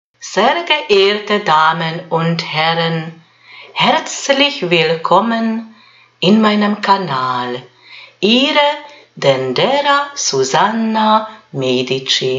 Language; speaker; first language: German; non-native, fluent; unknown